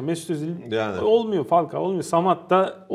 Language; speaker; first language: Turkish; native; Turkish